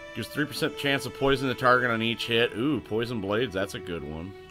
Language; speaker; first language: English; native; English